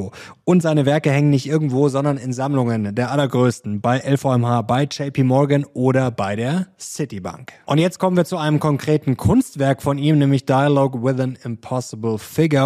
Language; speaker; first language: German; native; German